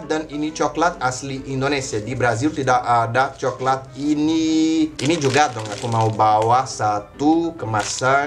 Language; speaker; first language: Indonesian; non-native, fluent; Portuguese